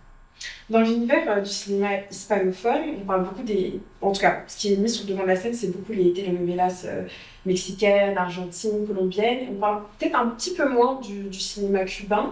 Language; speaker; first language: French; native; French